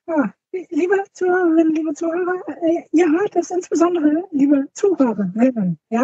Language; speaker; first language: German; native; German